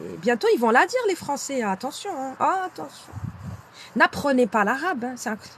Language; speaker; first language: French; non-native, local second language; Arabic